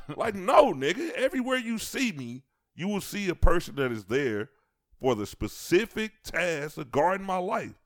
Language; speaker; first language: English; native; English